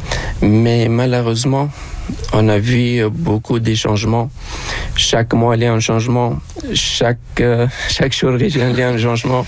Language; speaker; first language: French; non-native, local second language; Arabic